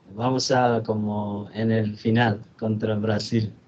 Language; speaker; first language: Spanish; non-native, learner; Bangla